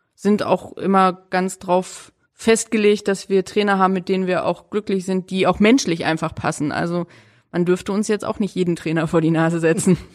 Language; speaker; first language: German; native; German